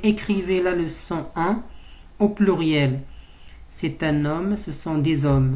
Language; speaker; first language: French; non-native, local second language; Arabic